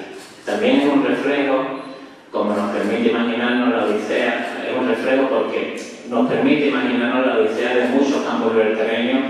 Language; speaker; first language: Spanish; native; Spanish